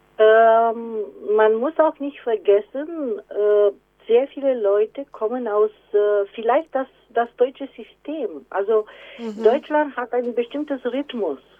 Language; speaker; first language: German; non-native, fluent; Romanian